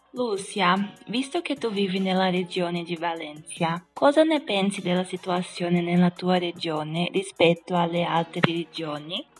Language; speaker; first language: Italian; non-native, fluent; Portuguese